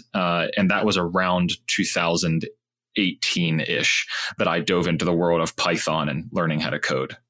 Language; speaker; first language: English; native; English